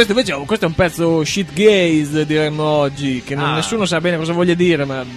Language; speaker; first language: Italian; native; Italian